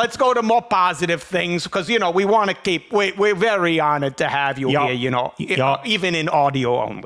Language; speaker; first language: English; native; English